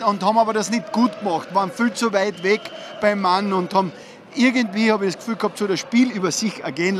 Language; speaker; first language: German; native; German